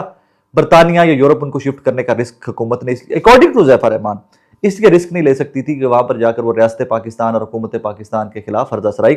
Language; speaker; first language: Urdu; non-native, local second language; Punjabi